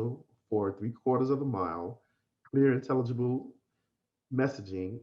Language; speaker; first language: English; native; English